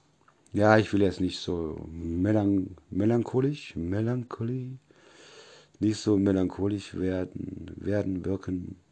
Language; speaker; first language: German; native; German